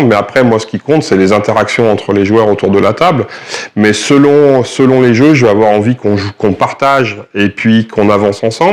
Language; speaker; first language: French; native; French